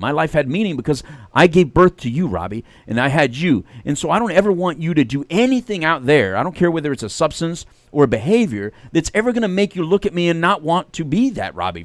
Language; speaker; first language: English; native; English